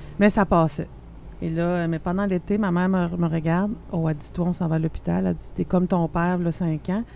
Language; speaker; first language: French; native; French